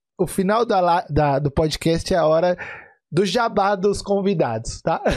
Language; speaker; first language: Portuguese; native; Portuguese